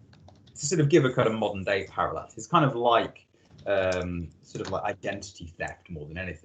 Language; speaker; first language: English; native; English